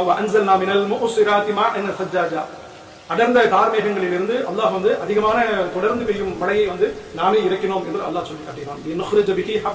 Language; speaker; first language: Tamil; native; Tamil